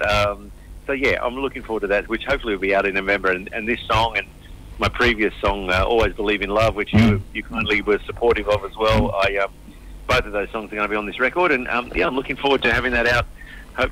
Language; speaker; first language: English; native; English